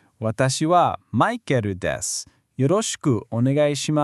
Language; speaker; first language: Japanese; non-native, learner; English